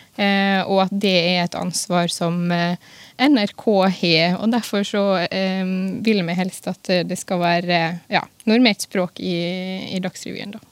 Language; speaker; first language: Norwegian; native; Norwegian